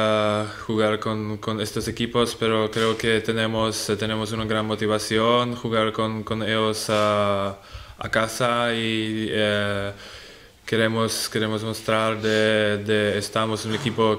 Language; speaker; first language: Spanish; non-native, learner; Czech